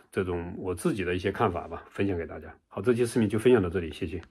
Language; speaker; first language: Chinese; native; Chinese